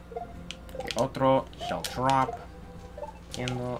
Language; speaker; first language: Spanish; early bilingual, heritage; Spanish